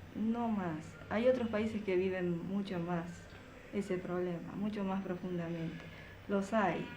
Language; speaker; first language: Spanish; native; Spanish